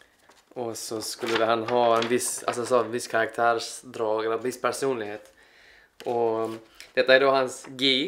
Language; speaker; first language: Swedish; native; Swedish